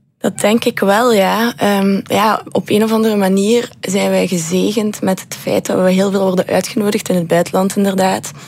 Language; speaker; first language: Dutch; native; Dutch